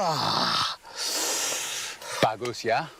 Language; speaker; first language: Indonesian; non-native, learner; English